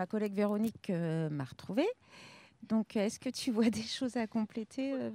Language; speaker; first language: French; native; French